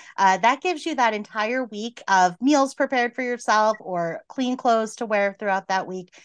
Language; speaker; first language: English; native; English